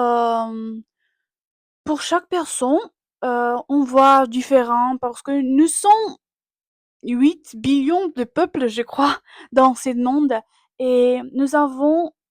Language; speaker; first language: French; non-native, learner; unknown